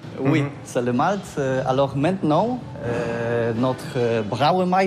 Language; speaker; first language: French; non-native, learner; Polish